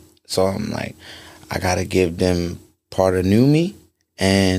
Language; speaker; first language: English; native; English